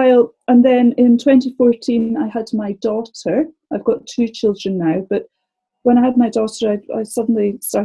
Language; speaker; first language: English; native; English